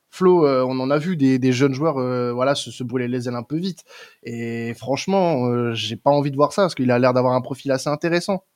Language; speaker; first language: French; native; French